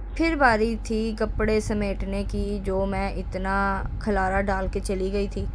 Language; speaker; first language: Urdu; native; Urdu